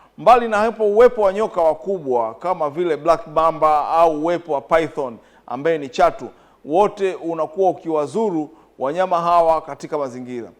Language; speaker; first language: Swahili; native; Swahili